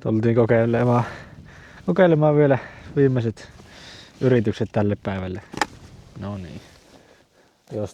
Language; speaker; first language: Finnish; native; Finnish